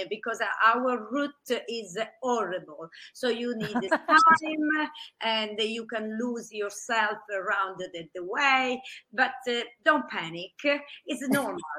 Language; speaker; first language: English; non-native, fluent; Italian